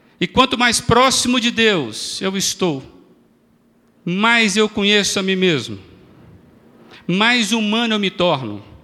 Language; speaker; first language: Portuguese; native; Portuguese